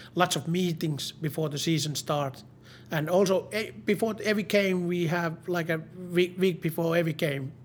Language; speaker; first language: English; non-native, learner; Finnish